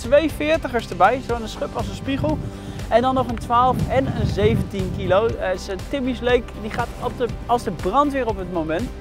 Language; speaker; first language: Dutch; native; Dutch